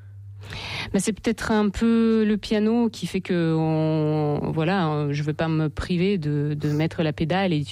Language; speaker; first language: French; non-native, fluent; Russian